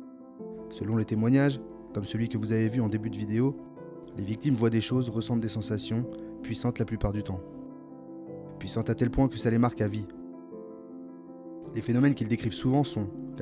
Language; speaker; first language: French; native; French